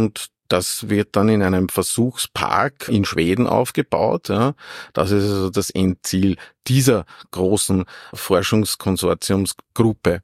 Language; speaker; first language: German; native; German